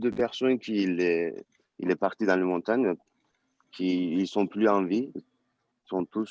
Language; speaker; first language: French; non-native, learner; Turkish